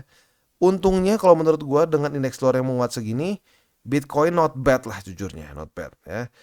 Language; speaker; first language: Indonesian; native; Indonesian